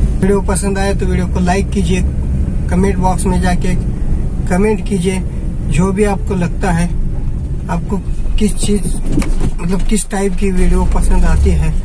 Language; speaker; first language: Hindi; non-native, local second language; Marathi